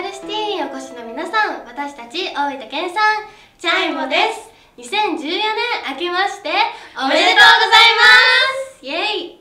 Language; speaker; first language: Japanese; native; Japanese